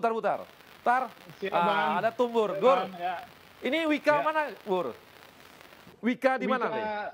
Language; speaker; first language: Indonesian; native; Indonesian